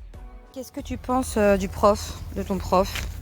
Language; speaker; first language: French; native; French